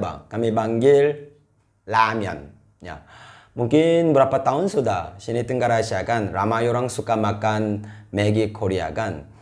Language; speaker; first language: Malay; non-native, fluent; Korean